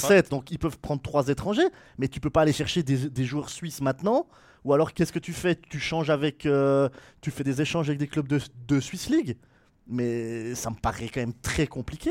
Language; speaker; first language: French; native; French